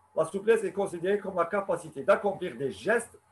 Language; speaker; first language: French; non-native, local second language; Arabic